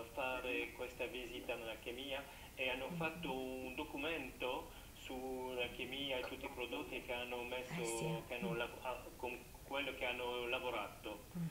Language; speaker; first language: Italian; non-native, learner; French